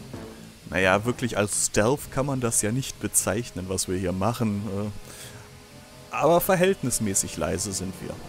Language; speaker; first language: German; native; German